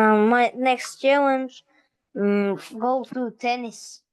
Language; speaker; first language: English; non-native, learner; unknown